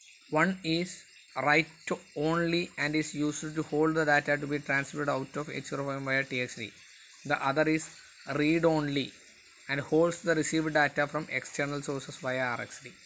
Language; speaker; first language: English; non-native, local second language; Malayalam